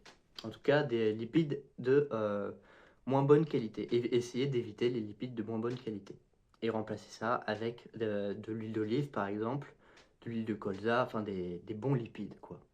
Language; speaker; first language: French; native; French